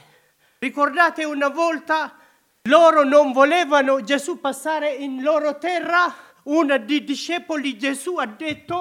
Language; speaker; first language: Italian; non-native, learner; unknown